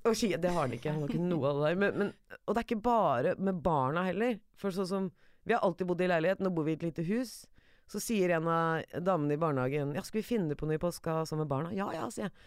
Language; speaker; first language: Norwegian; early bilingual, other home language; Persian